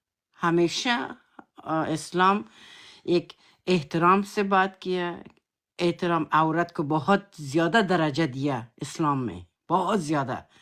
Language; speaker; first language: Hindi; non-native, learner; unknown